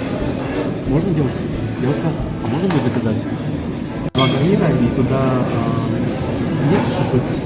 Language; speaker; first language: Russian; non-native, learner; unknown